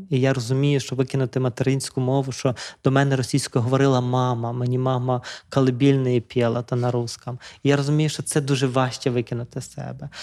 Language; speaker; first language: Ukrainian; native; Ukrainian